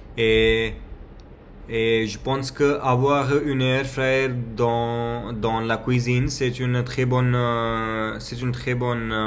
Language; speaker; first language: French; non-native, learner; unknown